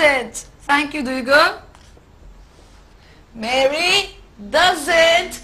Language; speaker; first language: English; non-native, fluent; Turkish